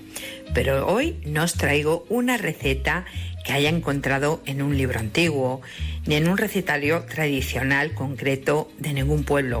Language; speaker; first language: Spanish; native; Spanish